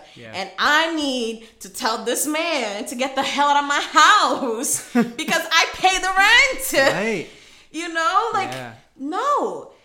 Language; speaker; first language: English; early bilingual, other home language; Portuguese